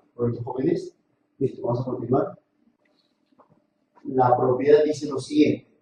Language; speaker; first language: Spanish; native; Spanish